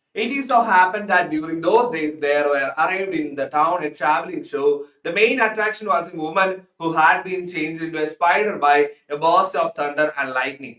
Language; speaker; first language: English; non-native, local second language; Malayalam